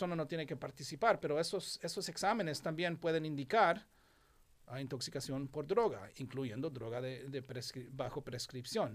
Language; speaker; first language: Spanish; non-native, fluent; English